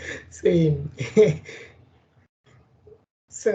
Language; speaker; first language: Portuguese; non-native, learner; Spanish